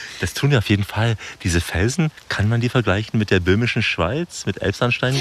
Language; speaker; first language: German; native; German